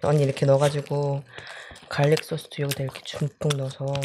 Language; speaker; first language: Korean; early bilingual, heritage; Korean